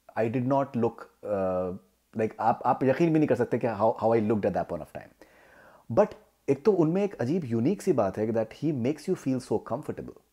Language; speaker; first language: Hindi; native; Hindi